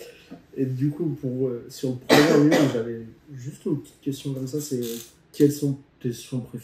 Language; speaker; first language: French; native; French